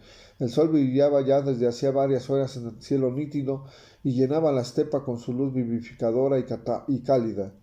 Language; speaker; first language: Spanish; native; Spanish